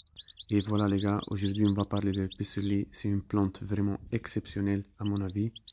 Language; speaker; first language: French; non-native, fluent; Italian